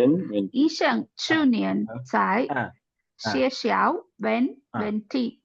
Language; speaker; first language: Chinese; non-native, learner; Tamil